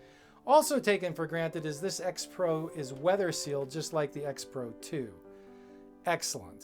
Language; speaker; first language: English; native; English